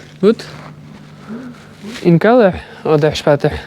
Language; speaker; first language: German; non-native, learner; Ukrainian